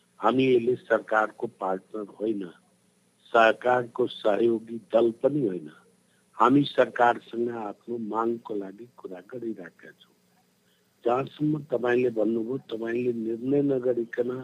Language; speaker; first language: Nepali; non-native, local second language; Bhojpuri